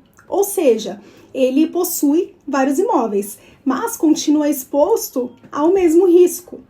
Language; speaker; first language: Portuguese; native; Portuguese